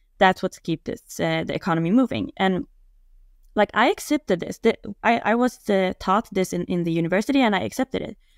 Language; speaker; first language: English; non-native, fluent; Swedish